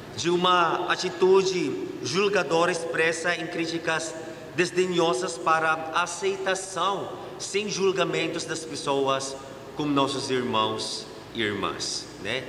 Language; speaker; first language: Portuguese; non-native, fluent; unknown